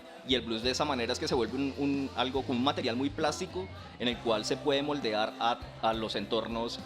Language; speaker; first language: Spanish; native; Spanish